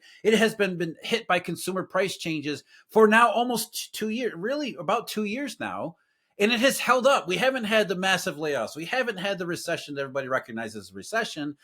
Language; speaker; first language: English; native; English